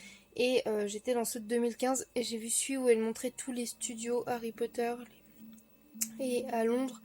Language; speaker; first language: French; native; French